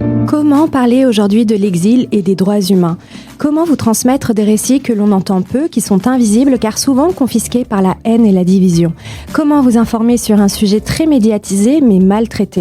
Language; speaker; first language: French; native; French